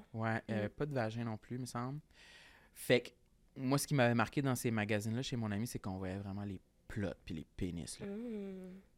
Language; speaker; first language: French; native; French